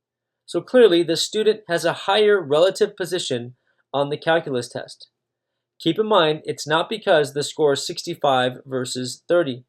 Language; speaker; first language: English; native; English